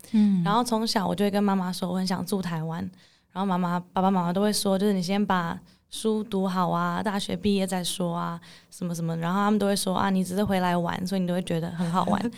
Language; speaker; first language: Chinese; early bilingual, heritage; English